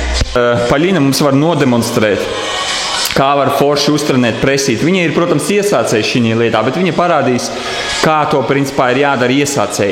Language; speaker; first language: Latvian; native; Latvian